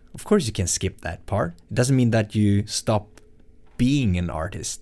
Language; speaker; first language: English; non-native, fluent; Swedish